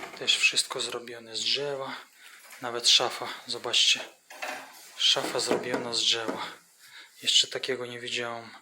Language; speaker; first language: Polish; non-native, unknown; Ukrainian